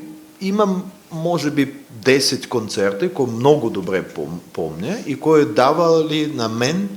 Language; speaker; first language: Bulgarian; non-native, fluent; Russian